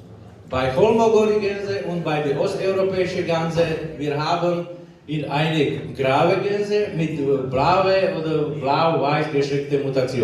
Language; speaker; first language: German; non-native, learner; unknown